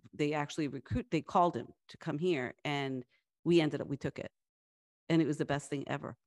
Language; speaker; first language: English; early bilingual, other home language; Spanish